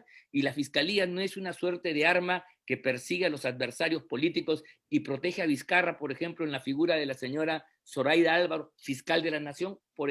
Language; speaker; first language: Spanish; native; Spanish